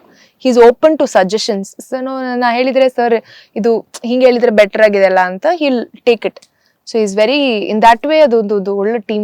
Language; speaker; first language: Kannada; early bilingual, heritage; Kannada